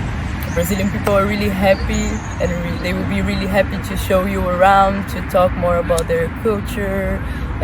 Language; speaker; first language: English; non-native, fluent; Portuguese